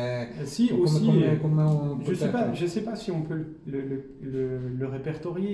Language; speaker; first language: French; native; French